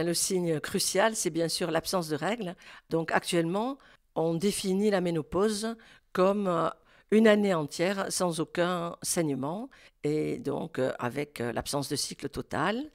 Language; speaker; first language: French; native; French